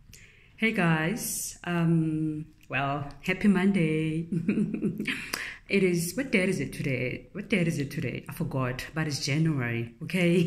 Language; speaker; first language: English; non-native, local second language; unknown